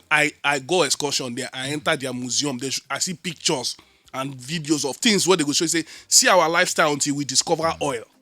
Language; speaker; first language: Nigerian Pidgin; native; Nigerian Pidgin